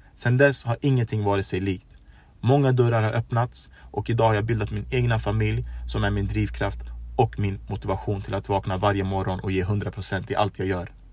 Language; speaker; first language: Swedish; early bilingual, other home language; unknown